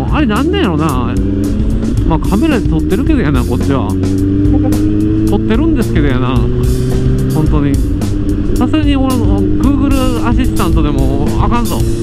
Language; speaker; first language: Japanese; native; Japanese